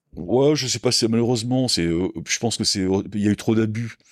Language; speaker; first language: French; native; French